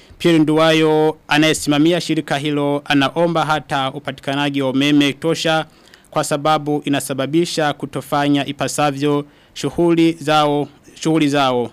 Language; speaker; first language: Swahili; non-native, local second language; Rundi